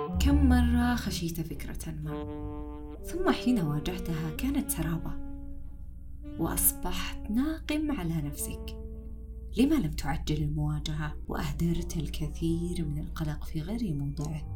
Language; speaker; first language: Arabic; native; Arabic